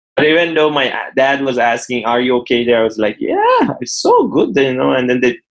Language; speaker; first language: English; non-native, fluent; Persian